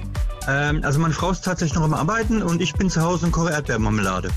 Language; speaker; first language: German; native; German